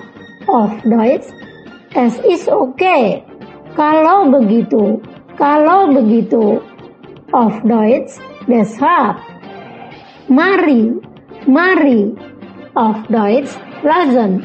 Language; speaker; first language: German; non-native, fluent; Indonesian